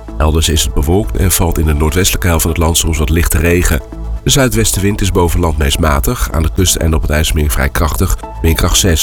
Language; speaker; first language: Dutch; native; Dutch